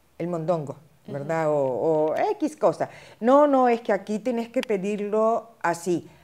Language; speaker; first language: Spanish; native; Spanish